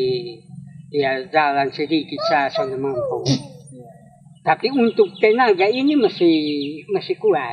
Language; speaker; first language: Indonesian; non-native, local second language; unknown